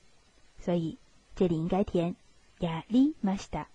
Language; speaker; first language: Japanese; non-native, fluent; Chinese